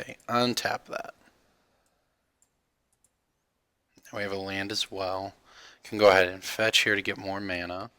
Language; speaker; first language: English; native; English